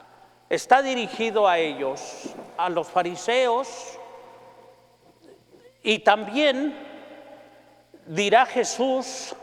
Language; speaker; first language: Spanish; native; Spanish